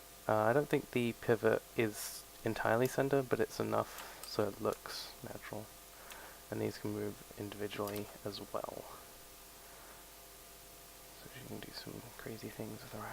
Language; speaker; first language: English; native; English